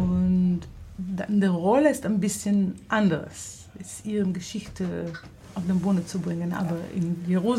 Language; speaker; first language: German; non-native, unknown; Hebrew